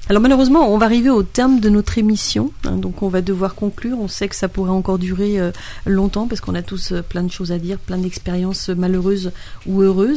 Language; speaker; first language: French; native; French